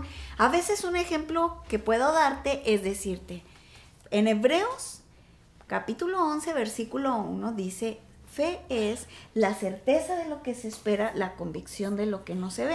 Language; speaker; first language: Spanish; native; Spanish